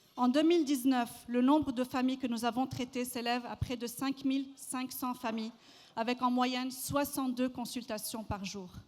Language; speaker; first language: French; non-native, local second language; Arabic